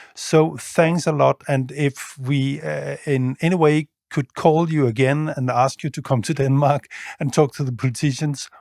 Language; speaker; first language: English; non-native, fluent; Danish